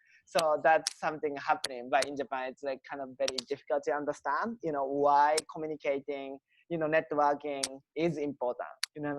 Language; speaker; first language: English; non-native, fluent; Japanese